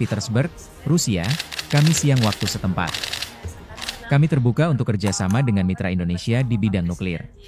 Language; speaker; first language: Indonesian; native; Indonesian